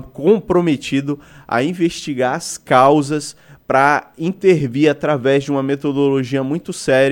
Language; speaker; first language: Portuguese; native; Portuguese